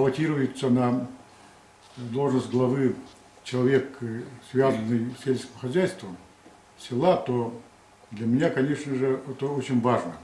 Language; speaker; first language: Russian; non-native, local second language; Yakut